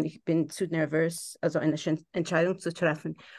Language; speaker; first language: German; non-native, fluent; English